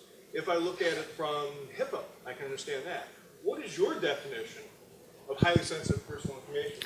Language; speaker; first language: English; native; English